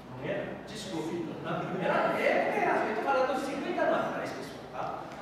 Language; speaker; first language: Portuguese; non-native, fluent; Korean